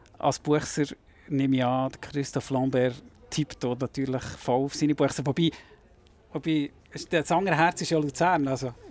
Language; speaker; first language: German; native; German